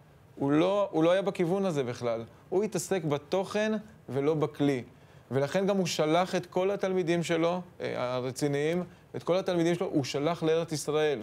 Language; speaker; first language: Hebrew; native; Hebrew